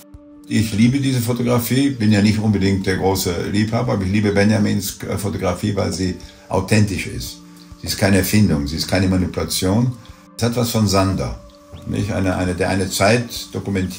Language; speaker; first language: German; native; German